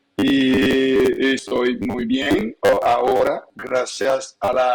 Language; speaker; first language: Spanish; non-native, learner; Haitian Creole